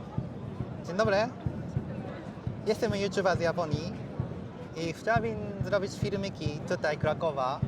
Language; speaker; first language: Polish; non-native, learner; Japanese